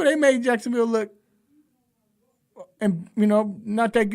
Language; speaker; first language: English; native; English